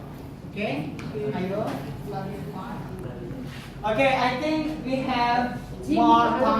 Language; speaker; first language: English; non-native, learner; Indonesian